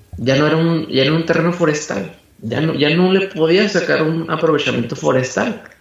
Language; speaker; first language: Spanish; native; Spanish